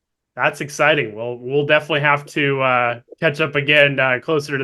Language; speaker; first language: English; native; English